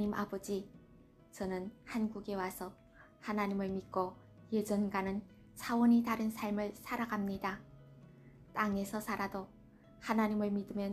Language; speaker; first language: Korean; native; Korean